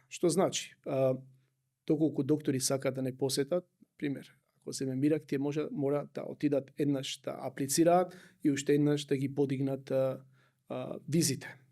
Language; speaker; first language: Macedonian; native; Macedonian